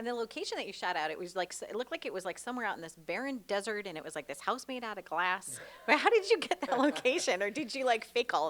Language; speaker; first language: English; native; English